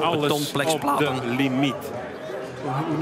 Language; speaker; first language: Dutch; native; Dutch